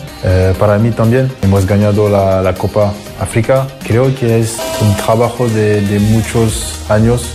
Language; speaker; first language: Spanish; non-native, fluent; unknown